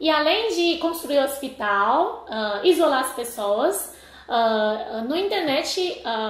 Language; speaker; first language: Portuguese; non-native, fluent; Chinese